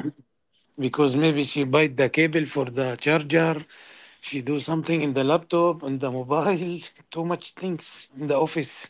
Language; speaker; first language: English; non-native, learner; Arabic